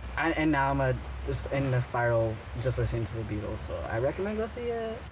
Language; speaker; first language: English; early bilingual, other home language; Spanish